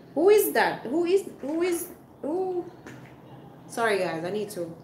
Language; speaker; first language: English; non-native, fluent; Swiss German